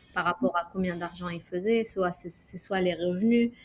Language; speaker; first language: French; non-native, local second language; Arabic